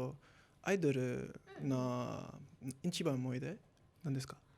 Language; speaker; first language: Japanese; non-native, learner; English